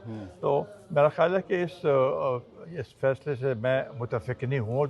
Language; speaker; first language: Urdu; non-native, local second language; Pashto